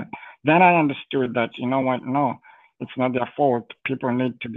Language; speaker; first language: English; non-native, local second language; Shona